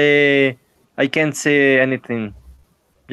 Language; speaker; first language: English; non-native, learner; Spanish